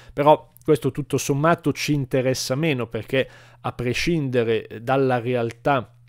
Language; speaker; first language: Italian; native; Italian